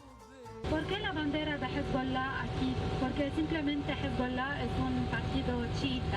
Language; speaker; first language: Spanish; non-native, fluent; Arabic